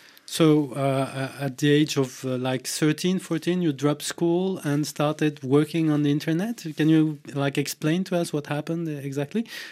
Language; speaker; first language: English; non-native, fluent; French